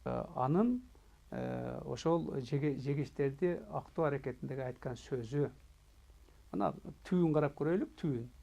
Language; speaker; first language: Kyrgyz; native; Kyrgyz